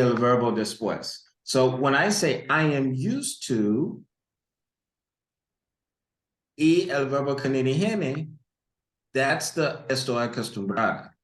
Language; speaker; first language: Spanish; non-native, learner; English